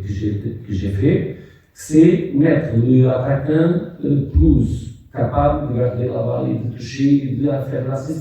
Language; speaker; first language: French; non-native, fluent; Portuguese